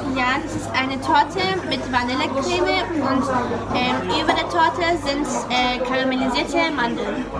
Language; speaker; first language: German; early bilingual, other home language; Turkish